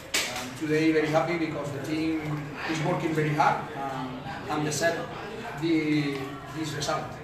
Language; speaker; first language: English; non-native, learner; Spanish